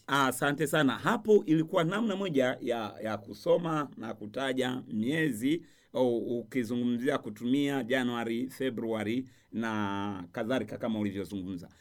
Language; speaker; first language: Swahili; non-native, local second language; Rundi